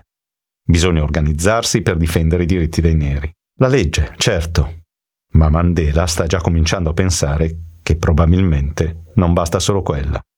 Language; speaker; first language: Italian; native; Italian